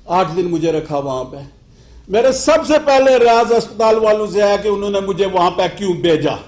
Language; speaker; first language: Urdu; non-native, local second language; Pahari-Potwari